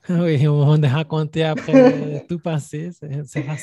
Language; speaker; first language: French; non-native, fluent; Portuguese